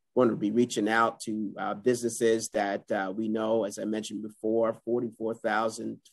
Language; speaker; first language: English; native; English